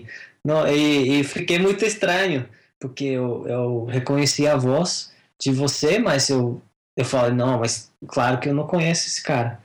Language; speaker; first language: Portuguese; non-native, fluent; English